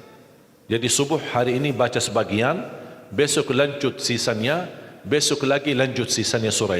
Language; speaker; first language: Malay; non-native, fluent; Arabic